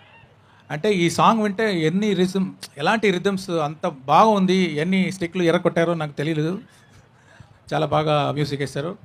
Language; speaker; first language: Telugu; non-native, learner; Tamil